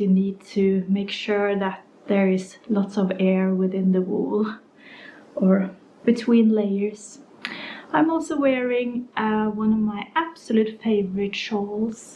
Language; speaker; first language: English; non-native, fluent; Norwegian